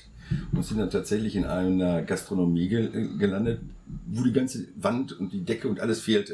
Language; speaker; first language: German; native; German